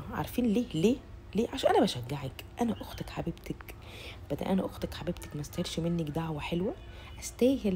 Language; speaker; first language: Arabic; native; Arabic